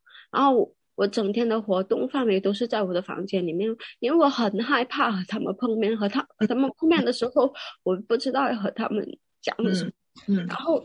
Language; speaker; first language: Chinese; non-native, local second language; Cantonese